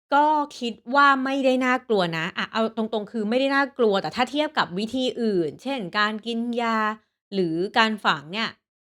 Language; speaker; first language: Thai; native; Thai